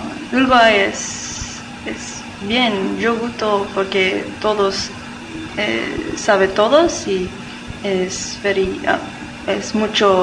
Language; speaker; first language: Spanish; non-native, learner; English